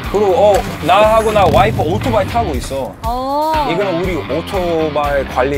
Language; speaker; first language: Korean; non-native, learner; English